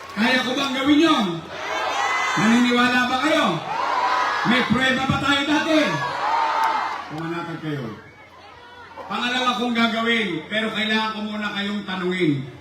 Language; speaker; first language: Filipino; native; Filipino